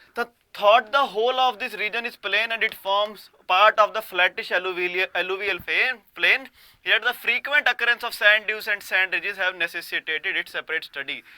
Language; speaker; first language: English; non-native, local second language; Punjabi